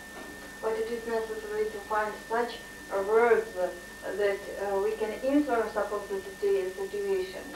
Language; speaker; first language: English; non-native, learner; Russian